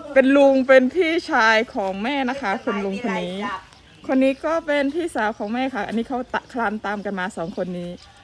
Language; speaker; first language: Thai; native; Thai